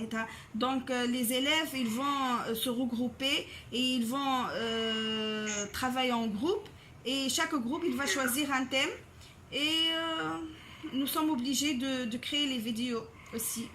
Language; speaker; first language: French; non-native, local second language; Arabic